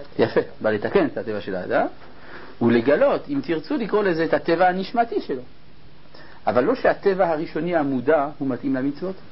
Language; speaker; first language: Hebrew; native; Hebrew